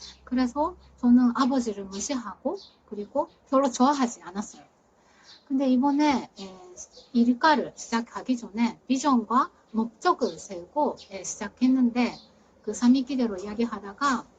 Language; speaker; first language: Korean; non-native, fluent; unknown